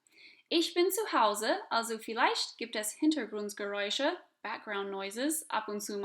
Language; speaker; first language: German; non-native, fluent; English